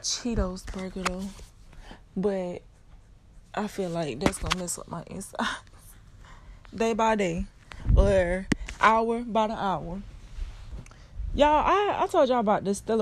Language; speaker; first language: English; native; English